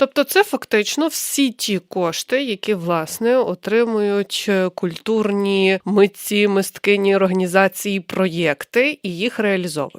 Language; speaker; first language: Ukrainian; native; Ukrainian